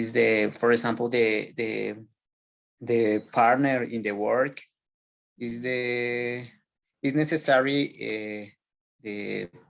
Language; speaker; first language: English; non-native, learner; Spanish